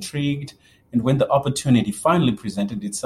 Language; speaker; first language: English; non-native, local second language; Shona